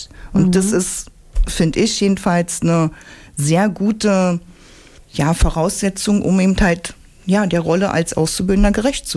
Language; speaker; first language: German; native; German